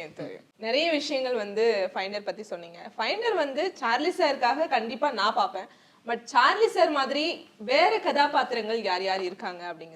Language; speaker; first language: Tamil; native; Tamil